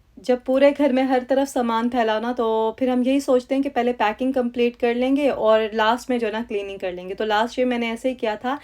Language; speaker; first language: Urdu; native; Urdu